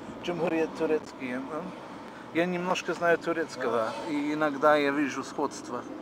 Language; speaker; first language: Russian; non-native, learner; English